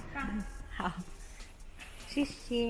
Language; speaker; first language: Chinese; non-native, learner; Hindi